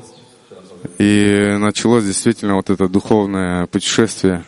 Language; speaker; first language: Russian; non-native, local second language; Kyrgyz